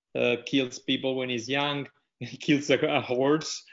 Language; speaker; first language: English; non-native, fluent; Italian